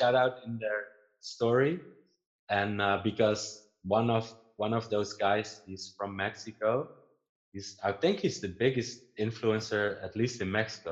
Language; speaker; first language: English; non-native, fluent; Dutch